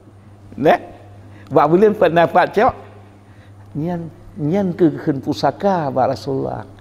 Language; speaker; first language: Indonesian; non-native, local second language; Achinese